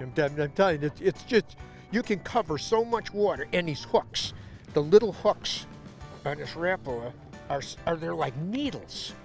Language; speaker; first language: English; native; English